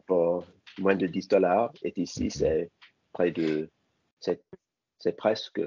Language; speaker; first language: French; non-native, learner; English